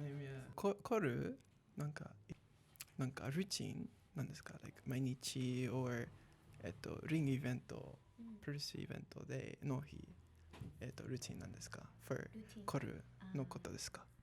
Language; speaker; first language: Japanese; non-native, learner; English